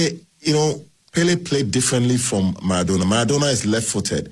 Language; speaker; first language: English; non-native, local second language; Akan